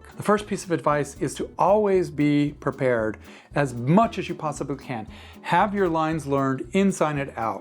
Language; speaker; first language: English; native; English